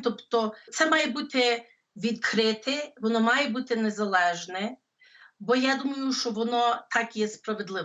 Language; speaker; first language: Ukrainian; early bilingual, heritage; English